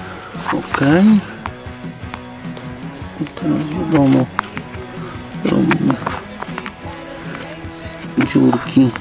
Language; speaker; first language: Polish; native; Polish